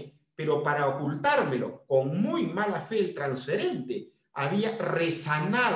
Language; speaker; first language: Spanish; native; Spanish